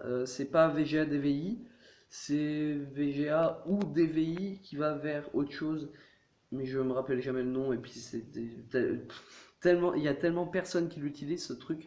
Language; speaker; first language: French; native; French